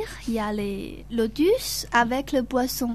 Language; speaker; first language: French; non-native, learner; Chinese